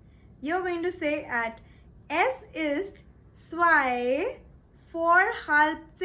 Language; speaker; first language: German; non-native, fluent; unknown